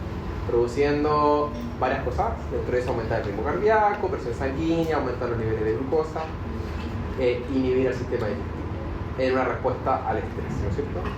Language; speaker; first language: Spanish; native; Spanish